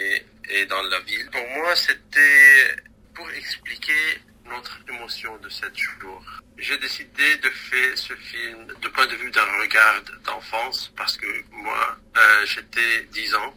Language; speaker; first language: French; non-native, local second language; Arabic